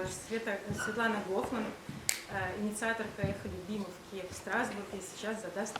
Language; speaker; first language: Russian; native; Russian